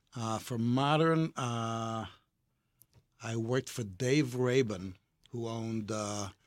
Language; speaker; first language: English; early bilingual, other home language; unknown